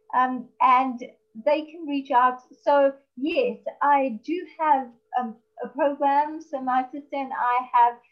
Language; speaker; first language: English; native; English